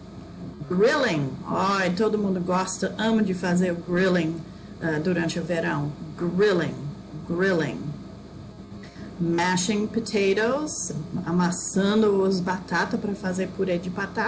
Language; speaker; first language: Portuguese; non-native, fluent; English